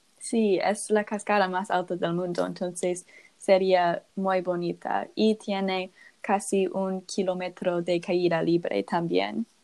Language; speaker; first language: Spanish; non-native, learner; English